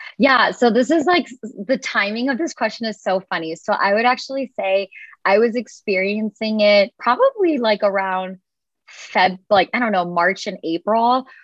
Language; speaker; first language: English; native; English